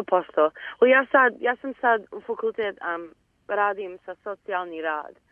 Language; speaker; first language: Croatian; early bilingual, heritage; Bosnian